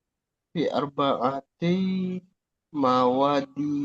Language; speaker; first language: Arabic; non-native, learner; Indonesian